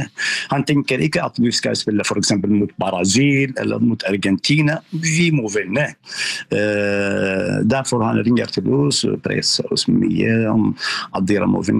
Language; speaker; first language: Norwegian; non-native, learner; Arabic